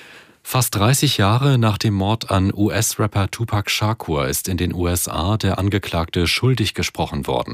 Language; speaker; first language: German; native; German